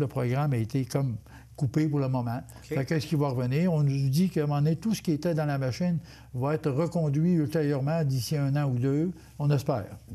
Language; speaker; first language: French; native; French